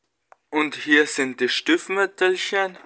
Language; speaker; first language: German; non-native, learner; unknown